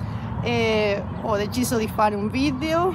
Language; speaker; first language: Italian; non-native, learner; Spanish